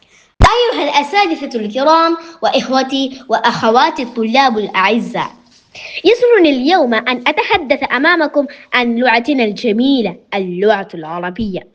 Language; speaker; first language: Arabic; non-native, learner; Malayalam